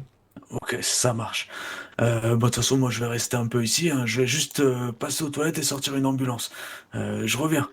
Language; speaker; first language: French; native; French